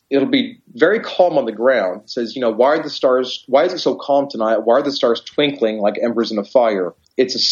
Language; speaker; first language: English; native; English